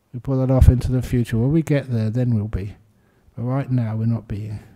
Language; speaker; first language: English; native; English